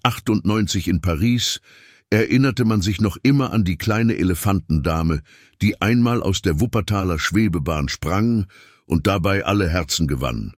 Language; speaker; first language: German; native; German